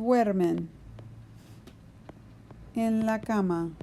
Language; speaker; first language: Spanish; non-native, fluent; English